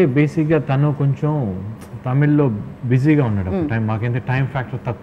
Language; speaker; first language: Telugu; native; Telugu